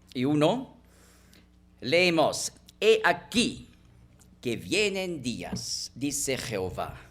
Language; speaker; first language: Spanish; non-native, fluent; German